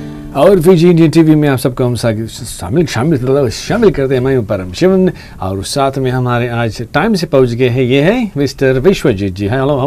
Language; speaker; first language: Hindi; native; Hindi